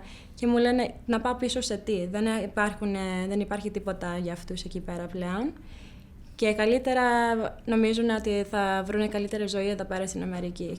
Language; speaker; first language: Greek; early bilingual, heritage; Greek